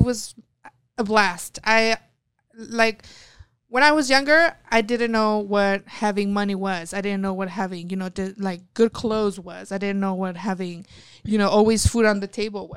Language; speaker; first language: English; early bilingual, other home language; Spanish